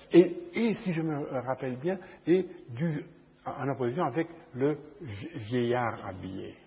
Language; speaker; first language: French; non-native, fluent; Romanian